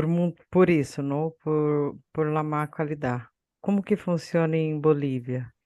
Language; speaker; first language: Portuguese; non-native, learner; Spanish